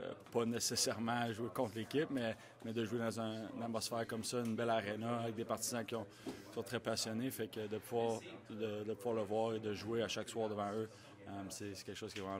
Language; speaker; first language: French; native; French